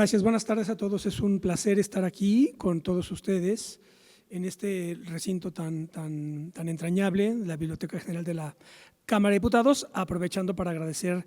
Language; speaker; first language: Spanish; native; Spanish